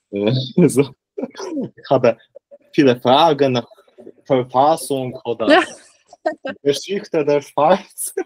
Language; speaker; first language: German; non-native, learner; Polish